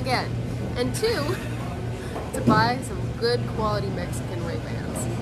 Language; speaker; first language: English; native; English